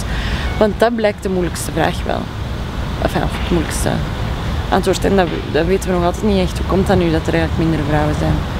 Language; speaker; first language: Dutch; native; Dutch